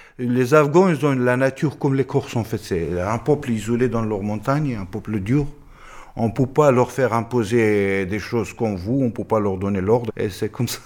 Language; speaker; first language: French; non-native, fluent; Pashto